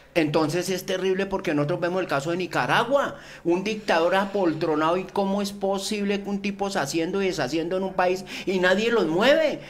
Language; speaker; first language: Spanish; native; Spanish